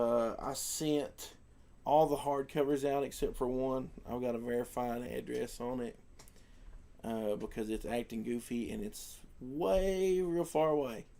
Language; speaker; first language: English; native; English